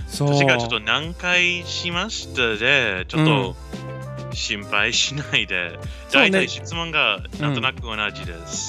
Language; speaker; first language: Japanese; non-native, learner; English